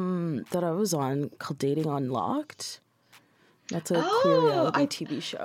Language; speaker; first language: English; native; English